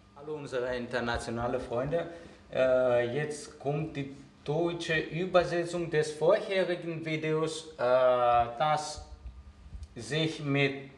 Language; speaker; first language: German; non-native, fluent; Greek